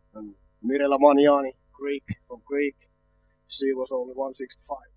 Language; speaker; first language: English; non-native, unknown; Finnish